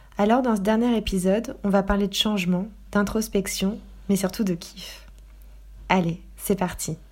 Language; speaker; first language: French; native; French